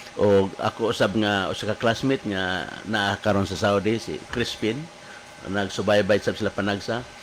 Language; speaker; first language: Cebuano; native; Cebuano